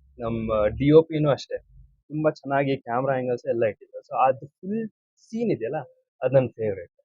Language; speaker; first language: Kannada; early bilingual, heritage; Kannada